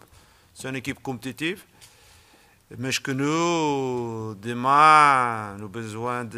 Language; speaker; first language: French; non-native, learner; Portuguese